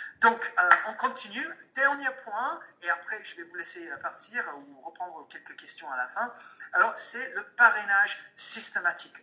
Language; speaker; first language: French; non-native, fluent; English